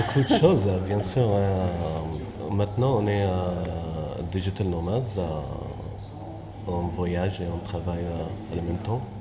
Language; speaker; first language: French; non-native, fluent; Arabic